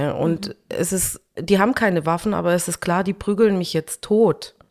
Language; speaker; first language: German; early bilingual, other home language; Hungarian